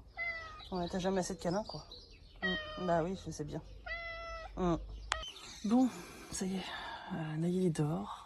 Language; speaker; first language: French; native; French